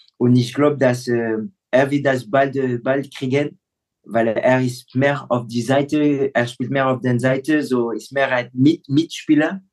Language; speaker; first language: German; non-native, fluent; French